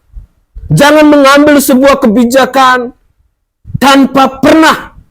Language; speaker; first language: Indonesian; native; Indonesian